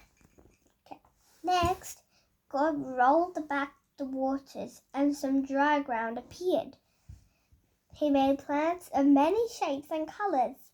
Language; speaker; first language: English; native; English